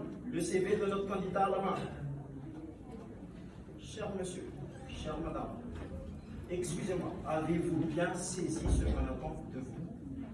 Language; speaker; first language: French; non-native, local second language; Malagasy